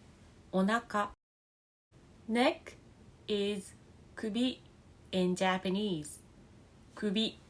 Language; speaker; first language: English; non-native, fluent; Japanese